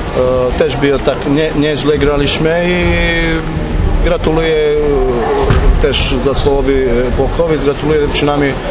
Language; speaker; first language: Polish; non-native, fluent; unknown